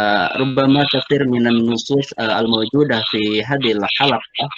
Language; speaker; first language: Arabic; non-native, fluent; Indonesian